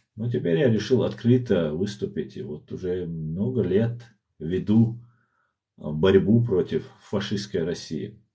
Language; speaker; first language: Russian; non-native, local second language; Chechen